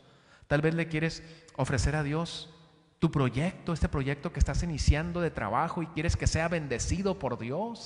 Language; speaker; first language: Spanish; native; Spanish